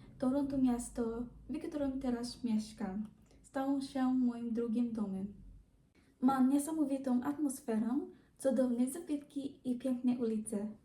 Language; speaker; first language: Polish; non-native, learner; Filipino